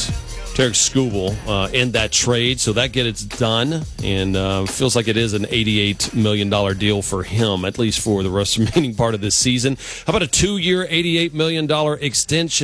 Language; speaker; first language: English; native; English